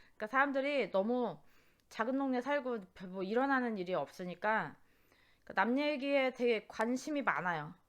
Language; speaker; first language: Korean; native; Korean